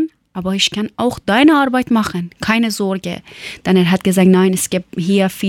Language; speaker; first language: German; non-native, learner; Persian